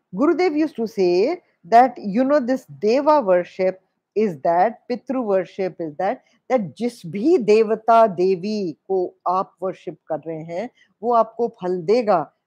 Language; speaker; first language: English; non-native, local second language; Hindi